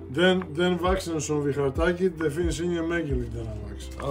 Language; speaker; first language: Swedish; non-native, fluent; Portuguese